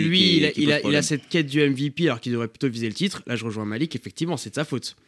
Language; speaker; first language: French; native; French